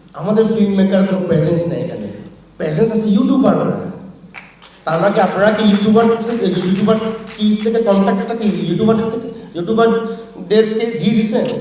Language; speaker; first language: Bangla; non-native, local second language; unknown